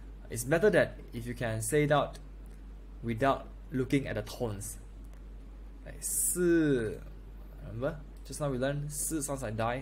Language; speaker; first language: English; non-native, local second language; Chinese